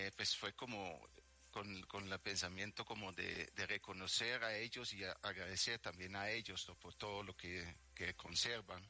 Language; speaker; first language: Spanish; native; Spanish